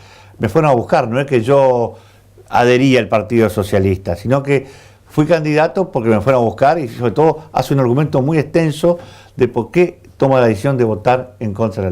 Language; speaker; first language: Spanish; native; Spanish